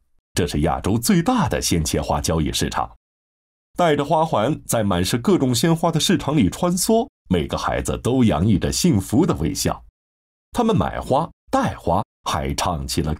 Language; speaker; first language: Chinese; native; Chinese